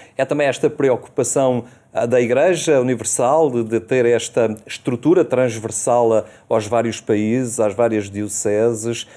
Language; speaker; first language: Portuguese; native; Portuguese